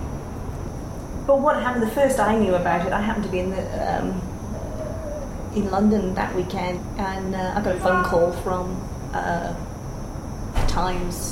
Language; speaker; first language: English; native; English